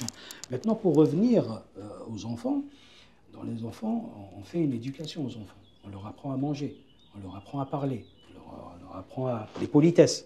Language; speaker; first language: French; non-native, local second language; Arabic